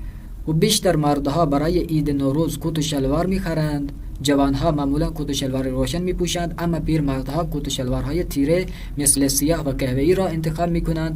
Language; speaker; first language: Persian; non-native, fluent; Urdu